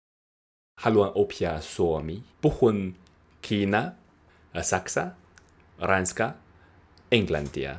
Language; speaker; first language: Finnish; non-native, learner; Chinese